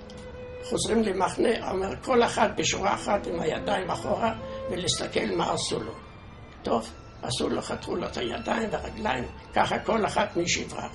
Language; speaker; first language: Hebrew; non-native, fluent; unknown